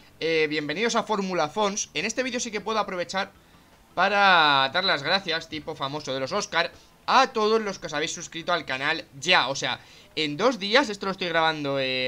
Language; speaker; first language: Spanish; native; Spanish